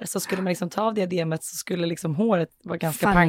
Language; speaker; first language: Swedish; native; Swedish